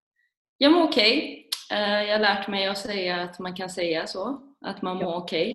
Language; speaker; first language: Swedish; early bilingual, other home language; Persian